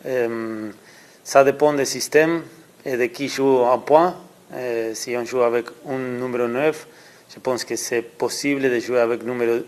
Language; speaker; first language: French; non-native, learner; Spanish